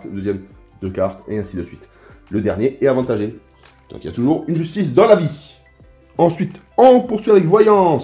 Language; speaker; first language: French; native; French